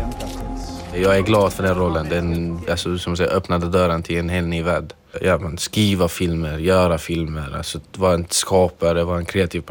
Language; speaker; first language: Swedish; non-native, fluent; Arabic